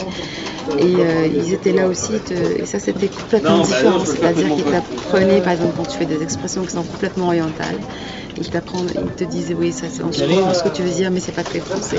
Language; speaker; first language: French; non-native, fluent; Arabic